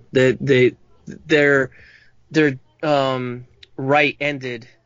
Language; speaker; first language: English; non-native, fluent; Spanish